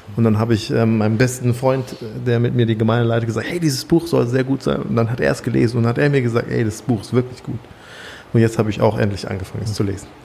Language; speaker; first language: German; native; German